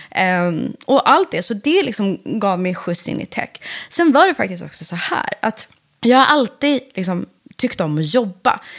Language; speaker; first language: Swedish; early bilingual, other home language; Persian